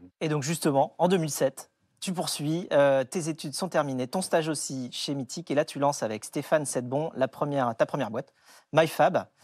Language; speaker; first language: French; native; French